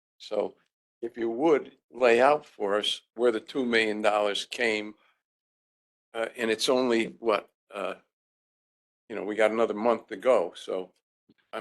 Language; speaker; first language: English; native; English